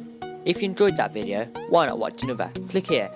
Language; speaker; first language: English; native; English